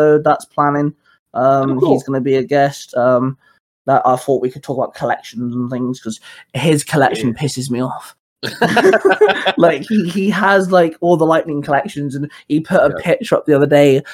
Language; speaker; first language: English; native; English